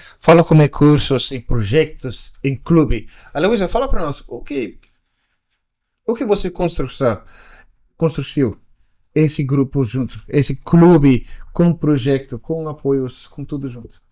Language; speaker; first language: Portuguese; non-native, learner; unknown